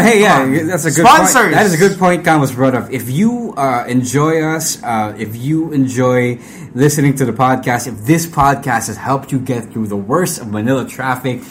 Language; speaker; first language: English; non-native, local second language; Filipino